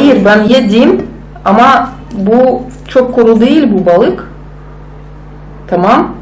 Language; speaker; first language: Turkish; non-native, learner; Russian